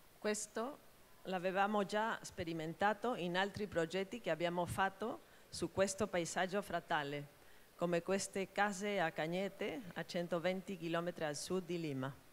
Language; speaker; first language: Italian; non-native, fluent; Spanish